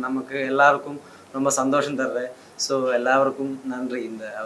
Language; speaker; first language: Tamil; non-native, learner; Malayalam